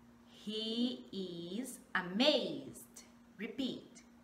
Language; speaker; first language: English; non-native, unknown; Portuguese